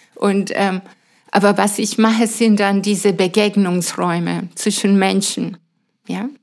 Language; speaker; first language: German; non-native, fluent; Spanish